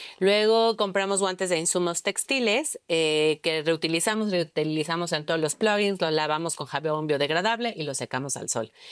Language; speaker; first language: Spanish; native; Spanish